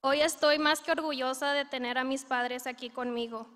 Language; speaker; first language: Spanish; early bilingual, heritage; Spanish